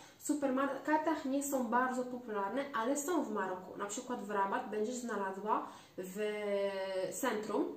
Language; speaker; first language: Polish; non-native, learner; Arabic